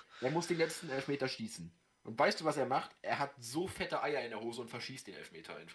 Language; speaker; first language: German; native; German